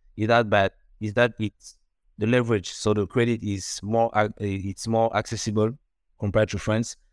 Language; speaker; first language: English; non-native, local second language; French